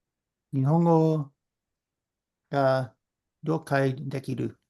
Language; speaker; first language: Japanese; non-native, learner; English